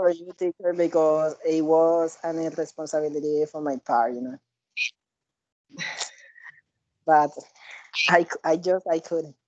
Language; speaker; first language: English; non-native, learner; Spanish